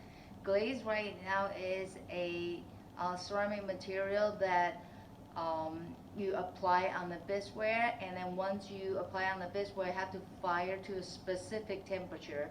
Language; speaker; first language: English; non-native, fluent; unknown